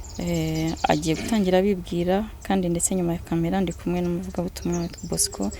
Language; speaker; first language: Kinyarwanda; native; Kinyarwanda